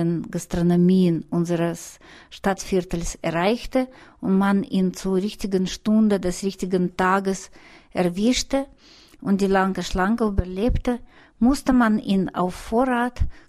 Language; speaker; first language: German; non-native, fluent; Russian